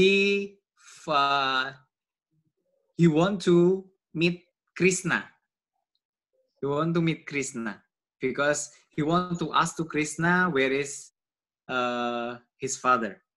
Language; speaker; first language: English; non-native, learner; Indonesian